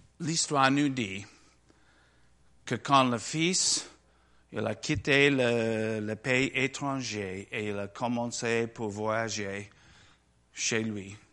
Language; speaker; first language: French; non-native, learner; English